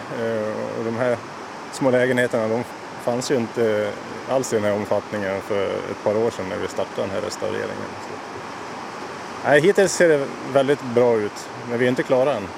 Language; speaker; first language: Swedish; native; Swedish